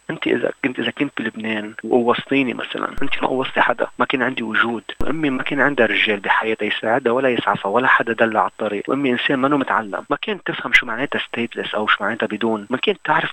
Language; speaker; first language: Arabic; native; Arabic